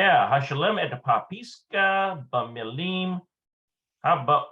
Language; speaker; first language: Hebrew; non-native, learner; English